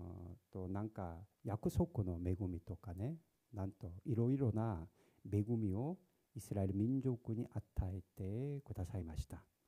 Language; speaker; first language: Japanese; non-native, learner; Korean